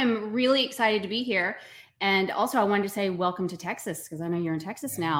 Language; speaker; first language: English; native; English